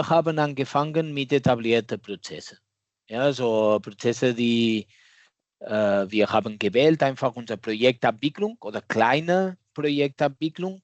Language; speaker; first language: German; non-native, fluent; Catalan